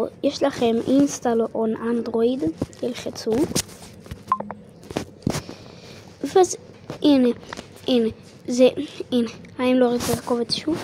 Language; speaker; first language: Hebrew; native; Hebrew